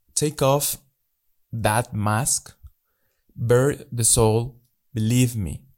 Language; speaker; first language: English; non-native, learner; Spanish